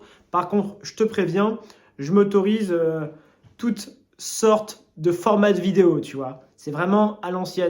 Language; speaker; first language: French; native; French